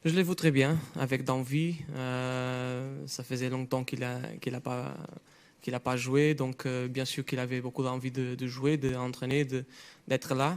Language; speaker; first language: French; non-native, fluent; Portuguese